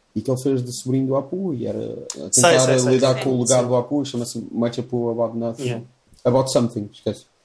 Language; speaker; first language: Portuguese; native; Portuguese